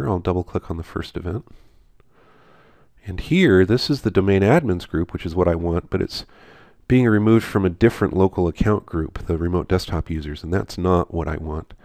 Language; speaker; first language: English; native; English